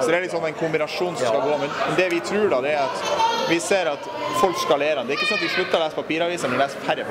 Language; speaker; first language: Norwegian; native; Norwegian